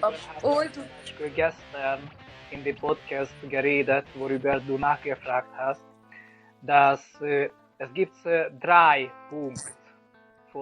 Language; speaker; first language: German; non-native, learner; Hungarian